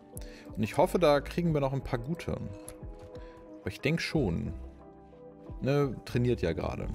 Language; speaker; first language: German; native; German